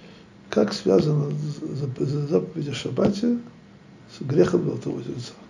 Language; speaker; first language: Russian; native; Russian